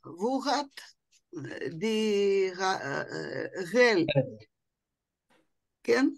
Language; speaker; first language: Hebrew; non-native, fluent; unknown